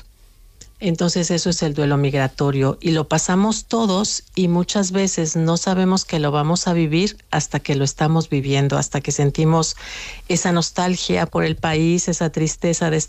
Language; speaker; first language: Spanish; native; Spanish